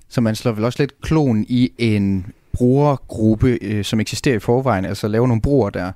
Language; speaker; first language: Danish; native; Danish